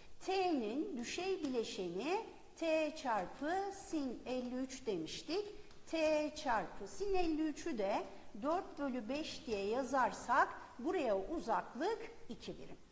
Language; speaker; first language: Turkish; native; Turkish